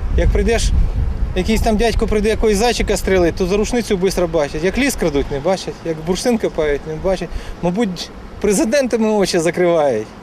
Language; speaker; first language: Ukrainian; native; Ukrainian